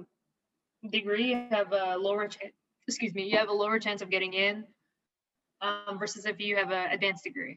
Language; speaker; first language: English; non-native, local second language; Filipino